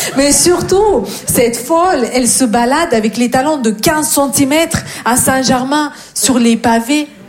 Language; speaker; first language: French; non-native, fluent; Russian